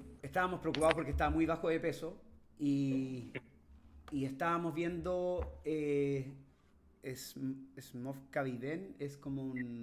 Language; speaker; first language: Spanish; native; Spanish